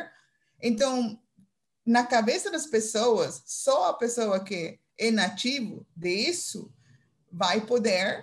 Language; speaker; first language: Portuguese; non-native, fluent; Dutch